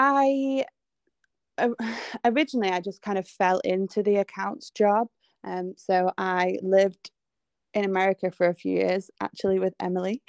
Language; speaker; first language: English; native; English